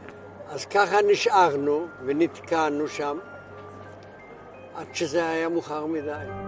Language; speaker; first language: Hebrew; non-native, fluent; German